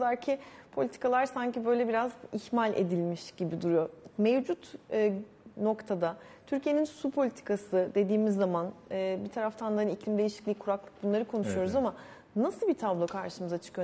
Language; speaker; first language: Turkish; native; Turkish